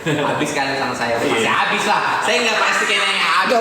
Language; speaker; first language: Indonesian; native; Indonesian